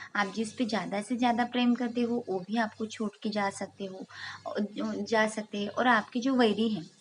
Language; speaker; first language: Hindi; non-native, local second language; Marathi